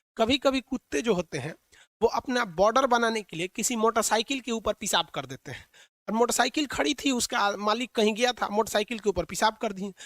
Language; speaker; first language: Hindi; native; Hindi